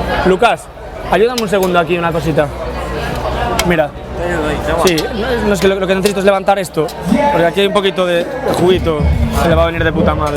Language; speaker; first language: Spanish; native; Spanish